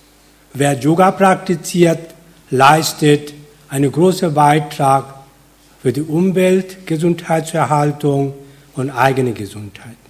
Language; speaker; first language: German; non-native, fluent; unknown